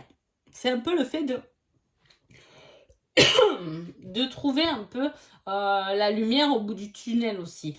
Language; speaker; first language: French; native; French